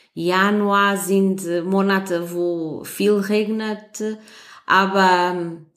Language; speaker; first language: German; non-native, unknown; Portuguese